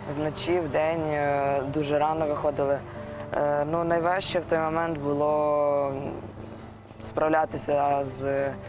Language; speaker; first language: Ukrainian; native; Ukrainian